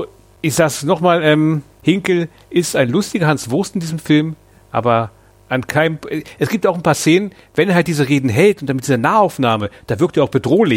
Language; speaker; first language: German; native; German